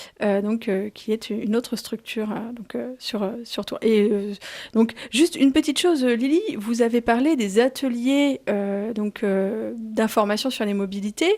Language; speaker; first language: French; native; French